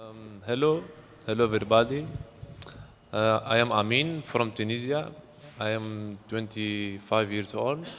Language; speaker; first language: English; non-native, learner; Arabic